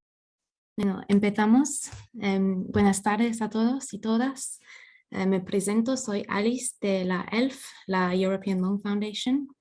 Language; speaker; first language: Spanish; non-native, fluent; English